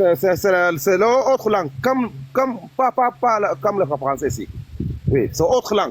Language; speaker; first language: French; non-native, learner; Arabic